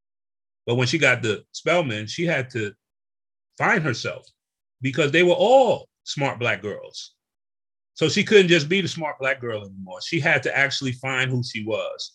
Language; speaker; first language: English; native; English